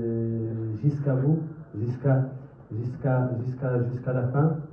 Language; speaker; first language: French; non-native, learner; Arabic